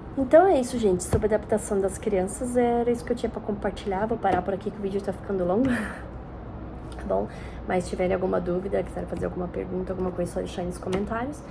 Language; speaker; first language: Portuguese; native; Portuguese